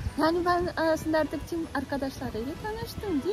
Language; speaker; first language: Turkish; non-native, learner; Russian